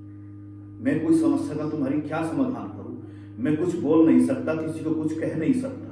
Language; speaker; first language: Hindi; native; Hindi